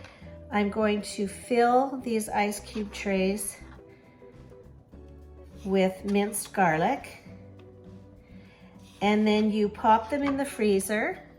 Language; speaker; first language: English; native; English